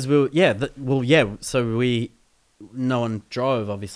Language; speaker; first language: English; native; English